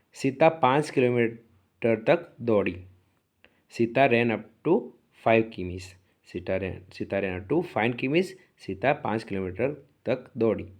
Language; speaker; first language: Hindi; native; Hindi